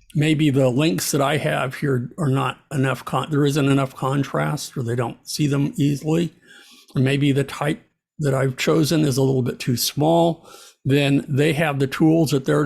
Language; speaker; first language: English; native; English